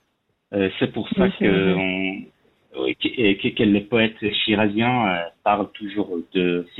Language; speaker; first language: French; non-native, fluent; Persian